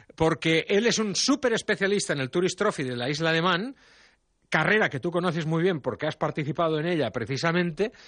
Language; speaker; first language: Spanish; non-native, local second language; Catalan